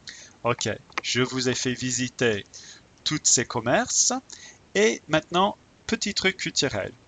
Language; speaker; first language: French; non-native, fluent; English